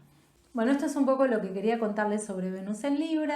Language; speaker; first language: Spanish; native; Spanish